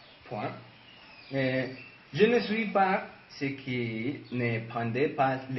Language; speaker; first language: French; non-native, learner; Spanish